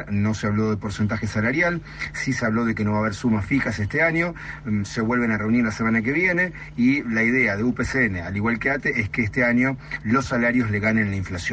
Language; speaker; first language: Spanish; native; Spanish